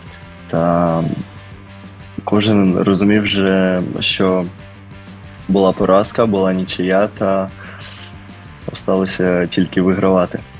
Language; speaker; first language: Ukrainian; early bilingual, heritage; Ukrainian